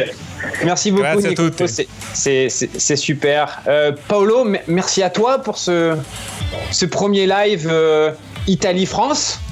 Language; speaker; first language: French; native; French